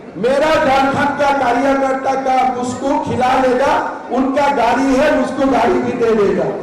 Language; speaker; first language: Hindi; non-native, local second language; Assamese